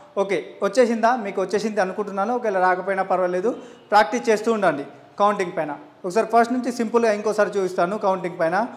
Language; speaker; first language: Telugu; native; Telugu